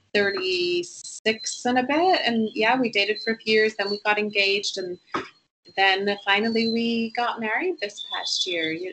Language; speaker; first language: English; non-native, fluent; Spanish